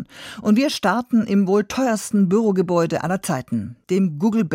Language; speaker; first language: German; native; German